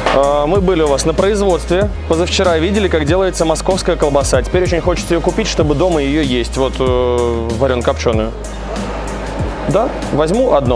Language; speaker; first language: Russian; native; Russian